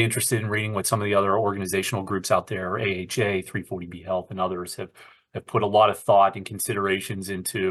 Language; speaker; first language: English; native; English